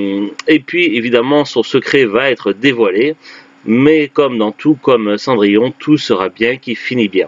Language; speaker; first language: French; native; French